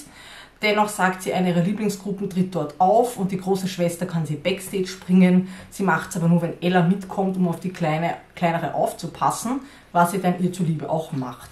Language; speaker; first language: German; native; German